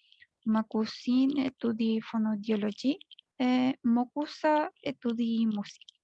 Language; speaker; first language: French; non-native, learner; Spanish